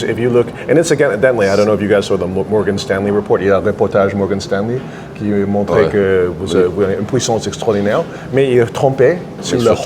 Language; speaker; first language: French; non-native, fluent; English